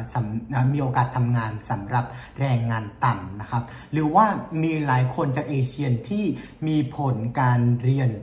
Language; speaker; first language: Thai; non-native, fluent; Vietnamese